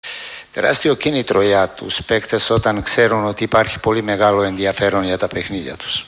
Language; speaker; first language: Greek; non-native, fluent; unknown